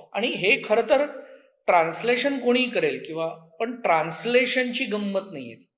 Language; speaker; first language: Marathi; native; Marathi